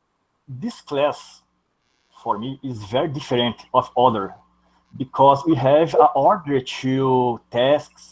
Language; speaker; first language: English; non-native, learner; Portuguese